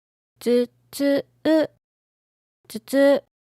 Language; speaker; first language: Japanese; native; Japanese